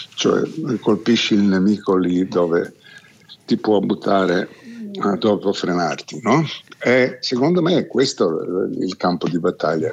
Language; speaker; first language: Italian; non-native, fluent; Slovenian